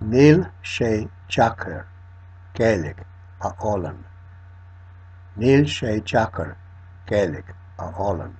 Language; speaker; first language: Irish; non-native, local second language; English